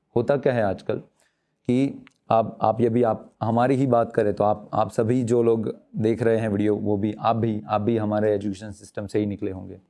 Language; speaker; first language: Hindi; non-native, local second language; Gujarati